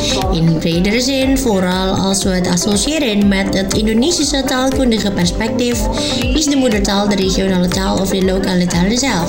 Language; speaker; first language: Dutch; non-native, fluent; Indonesian